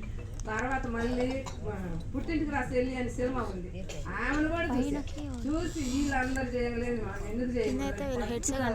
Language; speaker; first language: Telugu; native; Telugu